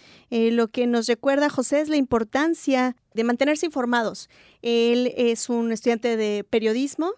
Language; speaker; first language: Spanish; native; Spanish